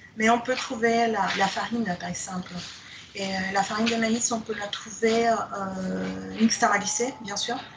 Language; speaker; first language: French; non-native, fluent; Spanish